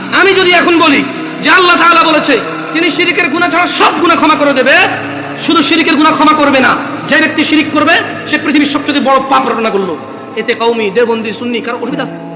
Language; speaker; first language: Bangla; early bilingual, heritage; Bangla